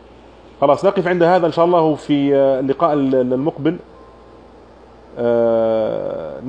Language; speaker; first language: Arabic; non-native, fluent; German